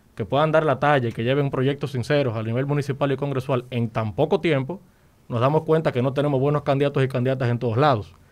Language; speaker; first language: Spanish; native; Spanish